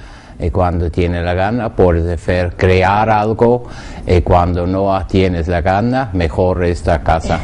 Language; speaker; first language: Spanish; non-native, learner; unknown